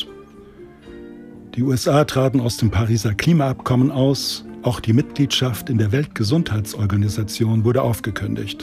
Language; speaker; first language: German; native; German